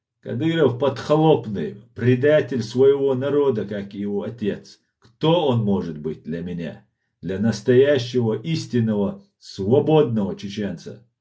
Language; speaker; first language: Russian; non-native, local second language; Chechen